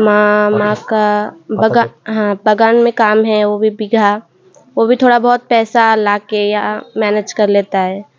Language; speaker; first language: Hindi; non-native, local second language; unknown